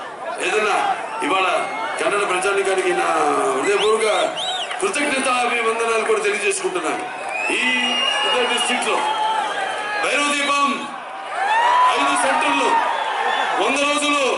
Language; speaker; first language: Telugu; native; Telugu